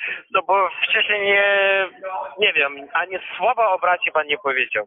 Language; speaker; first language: Polish; non-native, learner; Ukrainian